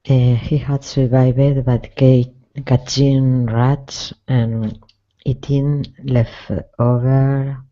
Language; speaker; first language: English; non-native, learner; Spanish